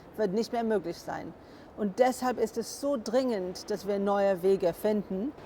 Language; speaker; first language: German; non-native, fluent; English